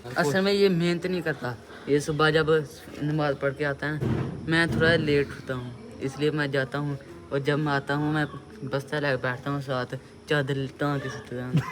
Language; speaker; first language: Urdu; non-native, local second language; Punjabi